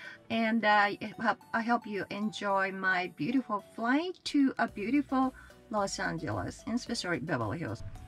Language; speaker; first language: English; non-native, fluent; Japanese